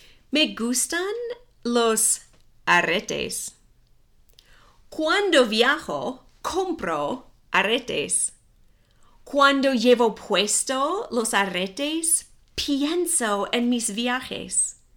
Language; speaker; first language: Spanish; non-native, fluent; English